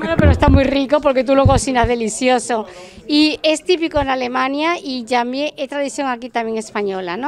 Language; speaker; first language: Spanish; native; Spanish